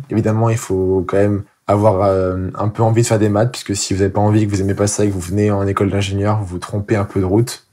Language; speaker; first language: French; native; French